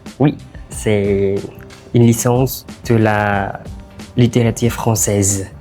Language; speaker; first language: French; non-native, fluent; Khmer